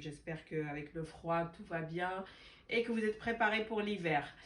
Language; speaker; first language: French; non-native, local second language; Arabic